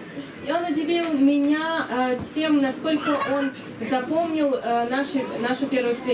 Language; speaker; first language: Russian; native; Russian